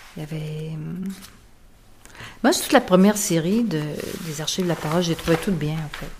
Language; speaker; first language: French; native; French